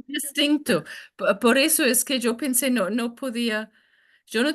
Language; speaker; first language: Spanish; non-native, fluent; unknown